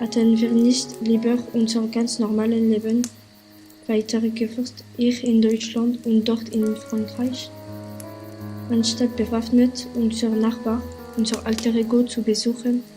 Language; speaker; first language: German; non-native, learner; French